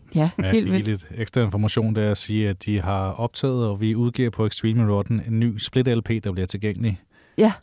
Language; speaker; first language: Danish; native; Danish